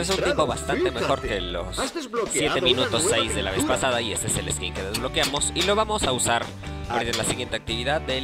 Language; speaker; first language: Spanish; native; Spanish